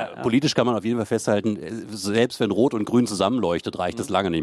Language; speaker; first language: German; native; German